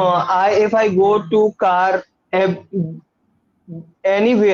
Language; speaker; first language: English; non-native, learner; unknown